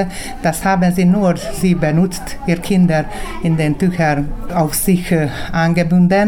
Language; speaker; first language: German; early bilingual, heritage; German